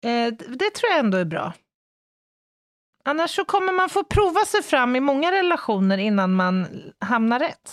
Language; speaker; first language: Swedish; native; Swedish